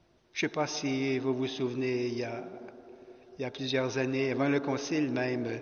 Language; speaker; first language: French; native; French